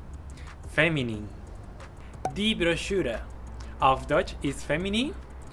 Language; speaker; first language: German; non-native, fluent; Spanish